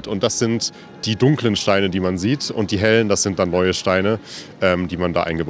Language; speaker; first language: German; native; German